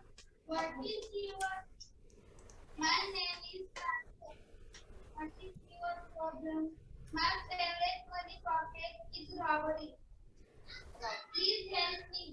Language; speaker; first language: English; non-native, learner; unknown